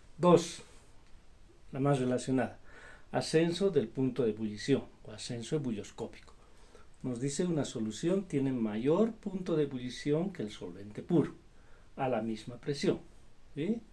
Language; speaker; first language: Spanish; native; Spanish